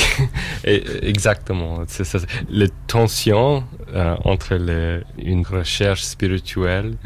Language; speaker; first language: French; non-native, fluent; English